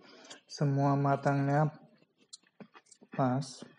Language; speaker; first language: Indonesian; non-native, fluent; Bangla